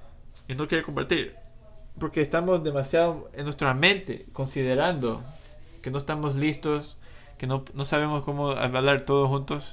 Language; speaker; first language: Spanish; non-native, fluent; English